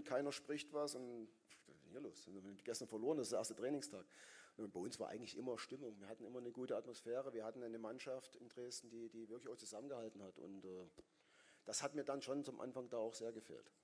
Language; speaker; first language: German; native; German